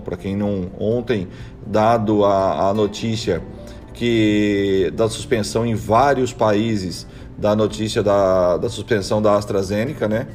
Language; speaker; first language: Portuguese; native; Portuguese